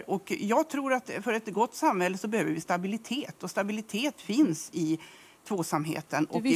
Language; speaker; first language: Swedish; native; Swedish